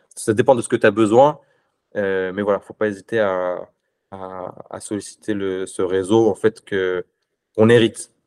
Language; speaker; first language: French; non-native, local second language; Arabic